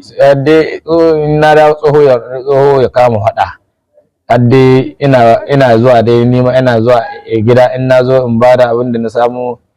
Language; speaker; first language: Hausa; native; Hausa